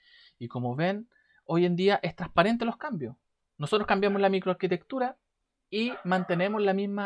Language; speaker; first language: Spanish; native; Spanish